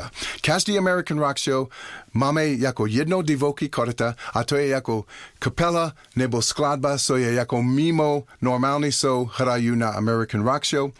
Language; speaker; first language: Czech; non-native, learner; English